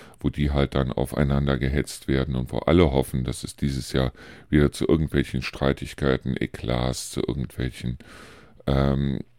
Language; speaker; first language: German; native; German